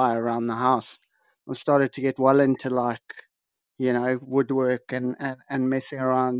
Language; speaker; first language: English; native; English